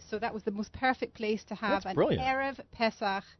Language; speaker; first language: English; native; English